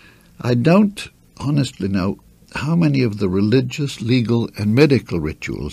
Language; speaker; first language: English; native; English